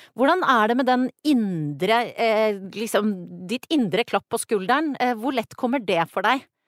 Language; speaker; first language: Norwegian; native; Norwegian